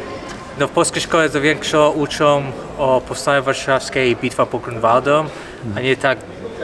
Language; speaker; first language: Polish; early bilingual, other home language; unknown